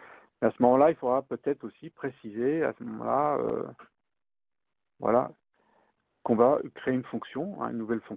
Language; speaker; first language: French; native; French